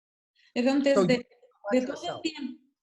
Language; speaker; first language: Spanish; non-native, learner; Russian